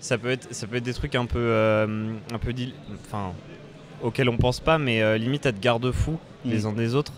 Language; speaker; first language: French; native; French